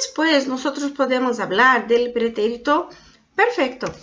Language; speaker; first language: Spanish; non-native, fluent; Portuguese